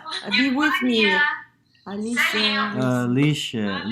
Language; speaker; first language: English; non-native, learner; Russian